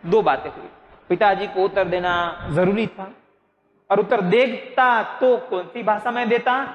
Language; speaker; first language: Hindi; non-native, local second language; Gujarati